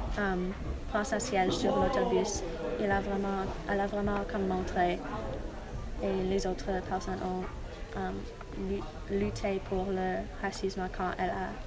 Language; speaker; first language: French; non-native, learner; English